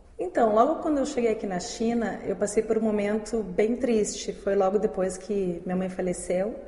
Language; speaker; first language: Portuguese; native; Portuguese